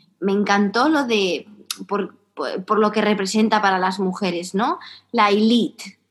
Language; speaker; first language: Spanish; native; Spanish